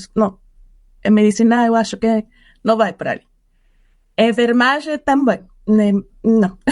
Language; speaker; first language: Portuguese; non-native, fluent; Spanish